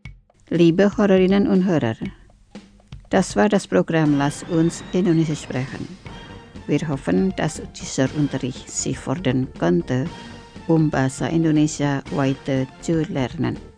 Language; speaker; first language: German; non-native, fluent; Indonesian